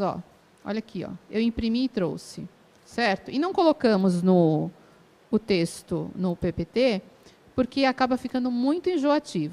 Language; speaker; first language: Portuguese; native; Portuguese